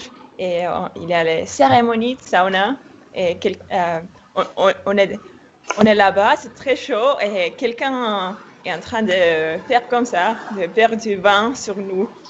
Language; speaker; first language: French; non-native, fluent; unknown